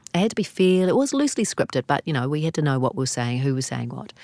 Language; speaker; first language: English; native; English